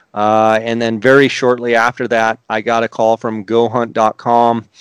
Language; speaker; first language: English; native; English